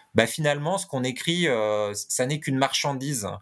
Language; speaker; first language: French; native; French